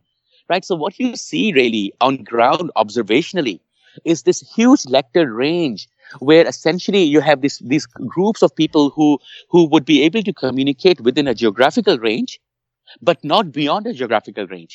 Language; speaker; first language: English; non-native, local second language; Urdu